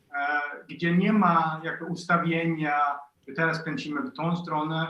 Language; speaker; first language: Polish; non-native, fluent; Swedish